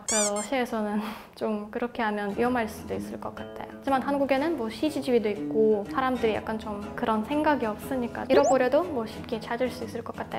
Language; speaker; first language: Korean; non-native, fluent; Russian